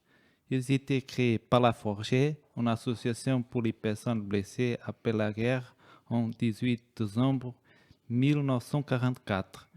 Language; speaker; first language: French; non-native, learner; Portuguese